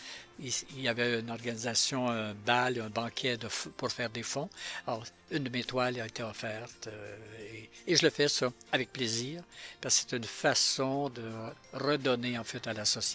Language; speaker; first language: French; native; French